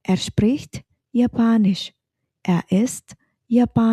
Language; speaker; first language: German; non-native, fluent; Indonesian